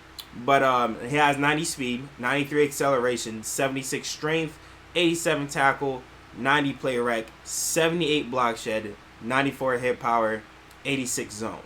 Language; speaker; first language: English; native; English